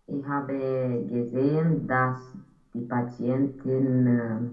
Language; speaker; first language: German; non-native, learner; Romanian